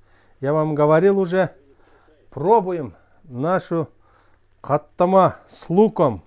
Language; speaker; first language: Russian; non-native, local second language; Kyrgyz